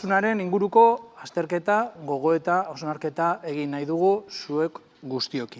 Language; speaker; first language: Basque; native; Basque